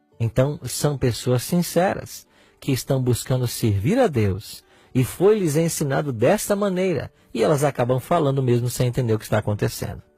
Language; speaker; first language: Portuguese; native; Portuguese